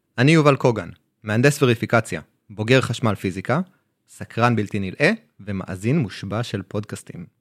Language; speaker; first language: Hebrew; native; Hebrew